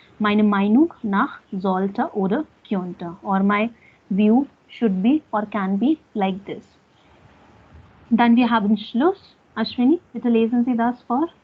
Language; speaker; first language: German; non-native, fluent; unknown